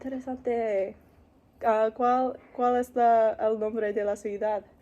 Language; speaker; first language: Spanish; non-native, learner; English